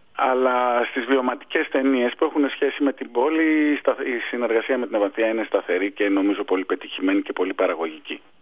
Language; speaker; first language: Greek; native; Greek